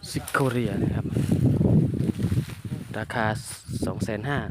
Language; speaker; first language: Thai; native; Thai